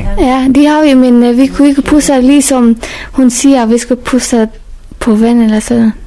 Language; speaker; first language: Danish; non-native, fluent; Persian